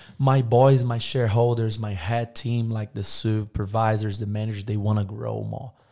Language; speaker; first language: English; non-native, fluent; Portuguese